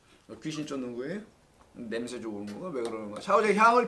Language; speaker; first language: Korean; native; Korean